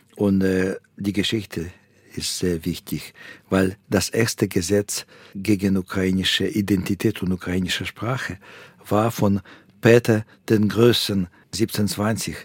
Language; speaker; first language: German; non-native, fluent; Russian